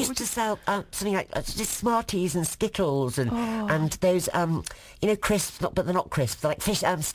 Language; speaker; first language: English; native; English